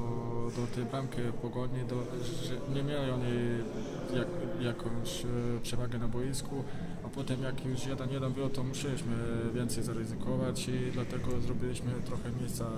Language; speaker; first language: Polish; non-native, fluent; Bosnian